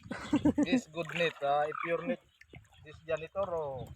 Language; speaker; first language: English; non-native, learner; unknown